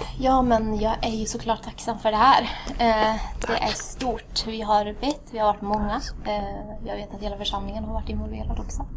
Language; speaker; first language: Swedish; early bilingual, other home language; Tigrinya